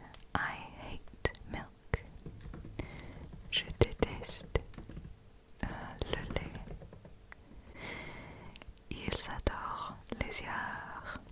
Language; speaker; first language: French; non-native, learner; English